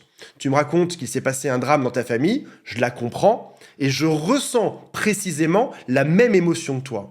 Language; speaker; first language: French; native; French